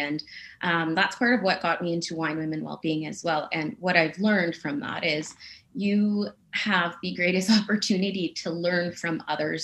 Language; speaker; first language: English; native; English